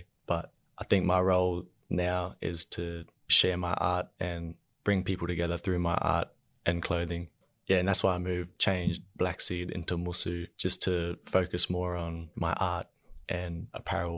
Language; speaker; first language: English; native; English